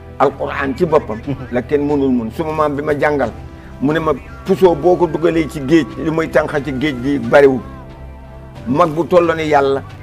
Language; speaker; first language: Wolof; non-native, local second language; Fula